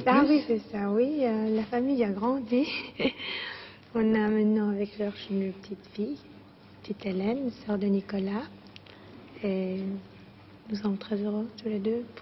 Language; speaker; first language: French; non-native, fluent; Greek